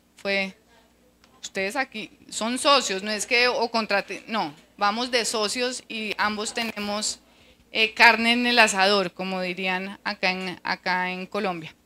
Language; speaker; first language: Spanish; native; Spanish